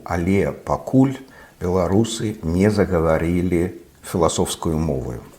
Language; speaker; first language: Belarusian; non-native, local second language; Russian